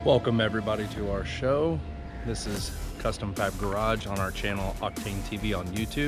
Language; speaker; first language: English; native; English